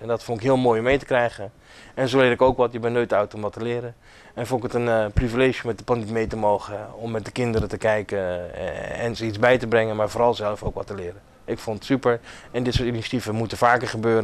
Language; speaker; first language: Dutch; native; Dutch